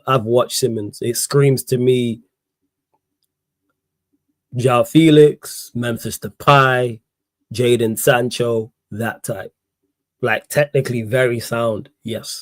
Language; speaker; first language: English; native; English